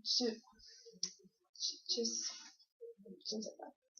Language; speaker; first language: French; non-native, learner; English